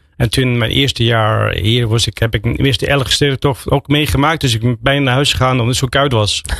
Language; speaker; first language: Dutch; non-native, fluent; English